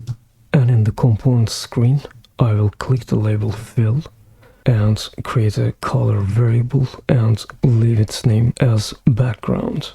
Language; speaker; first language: English; non-native, fluent; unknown